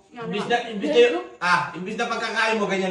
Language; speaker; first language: Filipino; native; Filipino